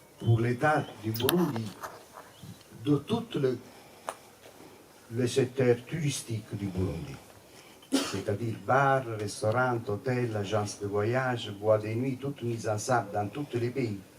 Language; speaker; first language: French; non-native, fluent; Italian